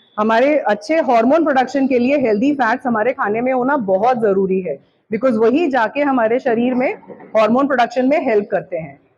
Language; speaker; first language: Hindi; non-native, local second language; Bangla